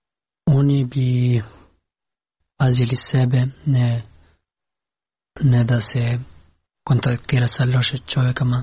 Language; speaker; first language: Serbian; non-native, learner; Pashto